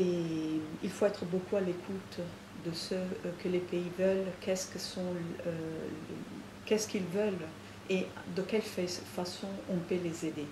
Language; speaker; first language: French; non-native, fluent; Italian